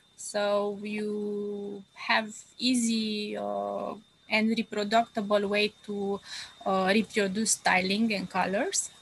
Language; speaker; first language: English; non-native, fluent; Romanian